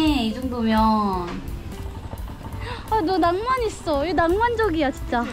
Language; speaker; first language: Korean; native; Korean